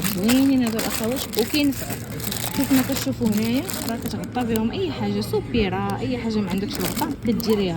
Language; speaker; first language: Arabic; native; Arabic